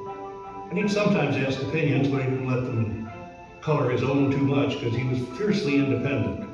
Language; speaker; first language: English; native; English